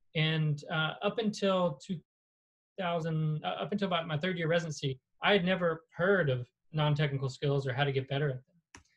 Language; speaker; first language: English; native; English